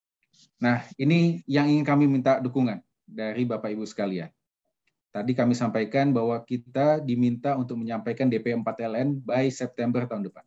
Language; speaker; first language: Indonesian; native; Indonesian